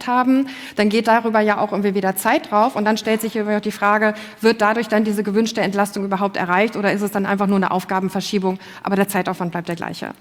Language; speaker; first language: German; native; German